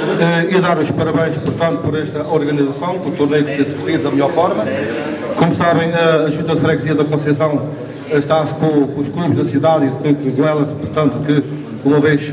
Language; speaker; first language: Portuguese; native; Portuguese